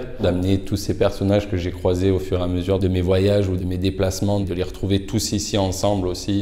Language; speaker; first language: French; native; French